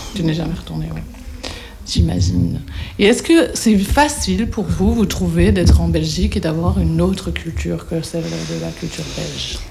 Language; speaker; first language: French; native; French